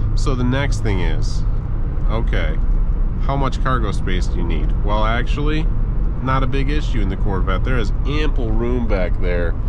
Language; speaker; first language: English; native; English